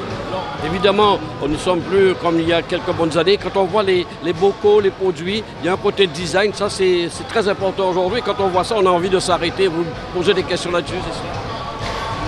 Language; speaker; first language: French; native; French